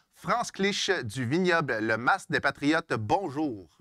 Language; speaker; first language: French; native; French